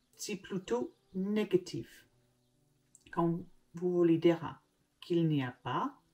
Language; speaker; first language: French; non-native, learner; English